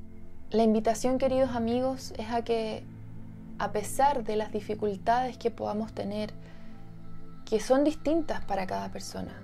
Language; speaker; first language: Spanish; native; Spanish